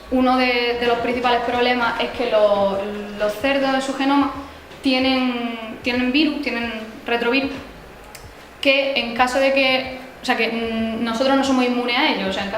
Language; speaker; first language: Spanish; native; Spanish